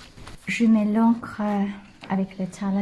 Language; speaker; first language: French; non-native, fluent; English